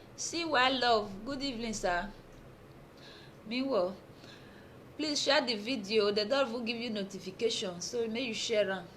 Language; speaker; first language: Nigerian Pidgin; native; Nigerian Pidgin